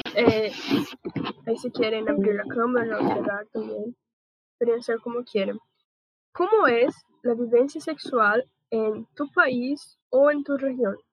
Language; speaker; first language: Spanish; non-native, learner; Portuguese